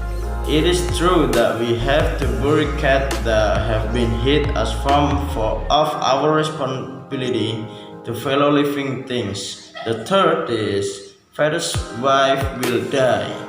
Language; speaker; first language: English; non-native, learner; Indonesian